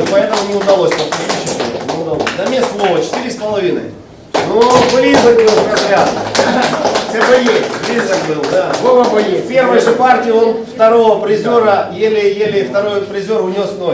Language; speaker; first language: Russian; non-native, local second language; Ukrainian